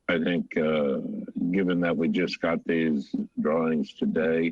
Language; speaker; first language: English; native; English